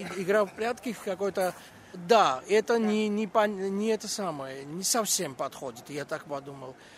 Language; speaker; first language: Russian; non-native, local second language; Georgian